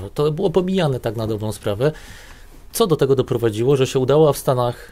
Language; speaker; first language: Polish; native; Polish